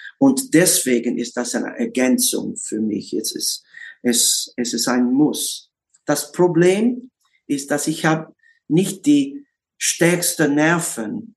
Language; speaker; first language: German; non-native, learner; English